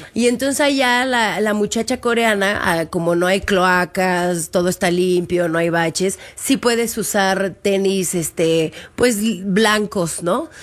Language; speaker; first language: Spanish; native; Spanish